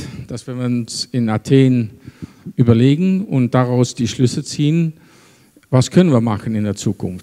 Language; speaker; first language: German; non-native, fluent; Dutch